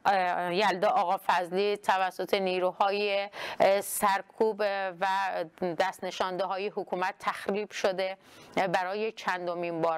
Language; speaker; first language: Persian; non-native, local second language; Kurdish